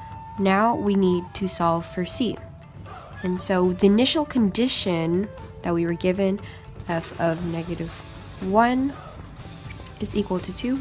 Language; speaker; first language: English; native; English